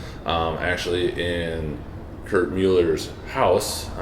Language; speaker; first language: English; native; English